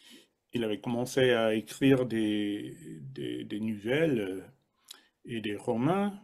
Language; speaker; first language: French; non-native, fluent; English